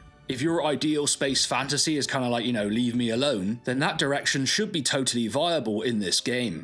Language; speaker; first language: English; native; English